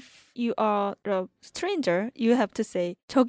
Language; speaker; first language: English; non-native, fluent; Korean